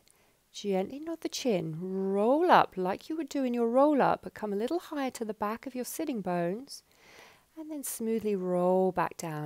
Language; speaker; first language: English; native; English